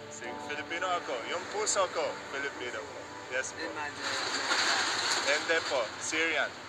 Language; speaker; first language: Filipino; non-native, learner; Arabic